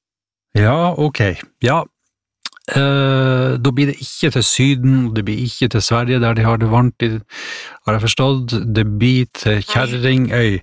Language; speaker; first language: Norwegian; native; Norwegian